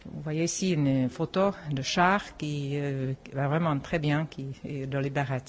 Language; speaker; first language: French; non-native, fluent; Czech